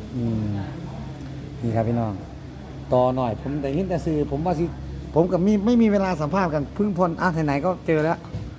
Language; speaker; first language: Thai; native; Thai